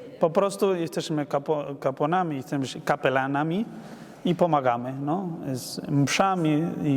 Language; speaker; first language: Polish; non-native, learner; Spanish